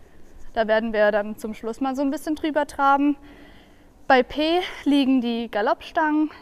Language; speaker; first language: German; native; German